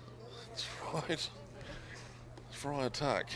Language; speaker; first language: English; native; English